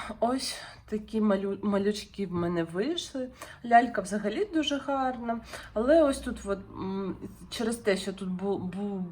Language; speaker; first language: Ukrainian; non-native, local second language; Russian